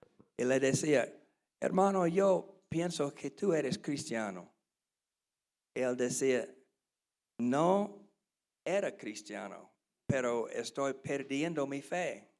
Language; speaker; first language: Spanish; non-native, learner; English